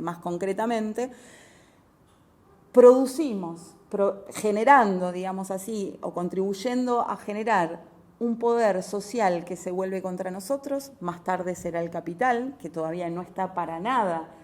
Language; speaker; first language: Spanish; native; Spanish